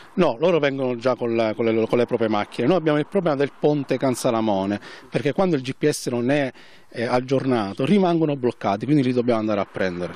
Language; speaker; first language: Italian; native; Italian